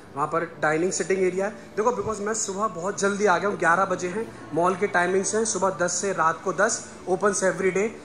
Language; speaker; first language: Hindi; non-native, local second language; Marathi